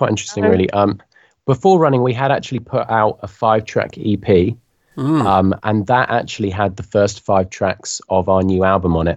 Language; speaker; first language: English; native; English